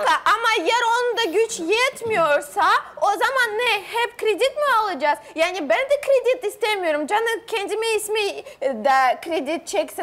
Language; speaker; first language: Turkish; non-native, learner; Russian